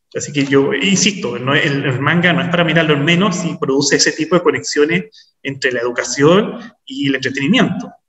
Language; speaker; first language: Spanish; native; Spanish